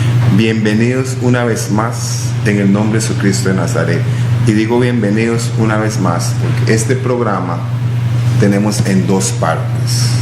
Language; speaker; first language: Spanish; non-native, local second language; English